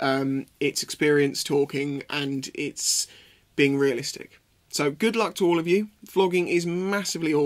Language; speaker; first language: English; native; English